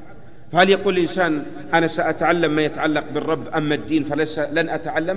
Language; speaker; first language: Arabic; native; Arabic